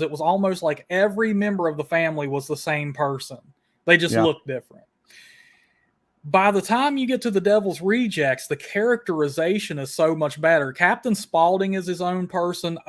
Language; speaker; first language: English; native; English